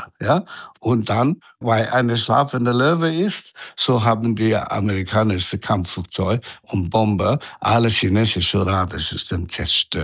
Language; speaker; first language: German; non-native, fluent; Chinese